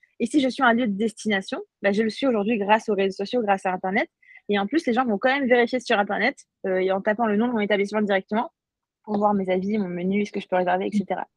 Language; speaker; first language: French; native; French